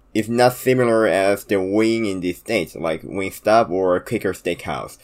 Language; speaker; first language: English; non-native, fluent; Korean